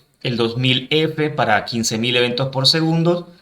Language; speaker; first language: Spanish; native; Spanish